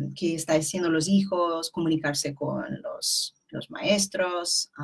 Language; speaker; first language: Spanish; non-native, fluent; English